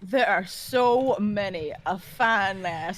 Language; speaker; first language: English; native; English